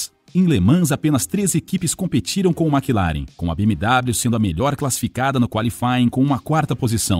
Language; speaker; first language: Portuguese; native; Portuguese